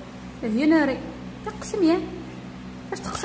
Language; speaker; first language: Arabic; native; Arabic